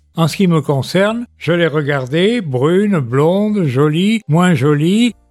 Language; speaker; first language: French; native; French